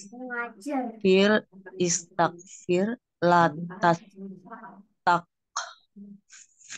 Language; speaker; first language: Arabic; non-native, learner; Indonesian